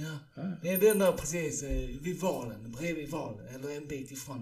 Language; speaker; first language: Swedish; early bilingual, other home language; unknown